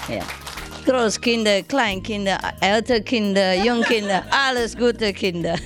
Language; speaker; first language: German; non-native, learner; Vietnamese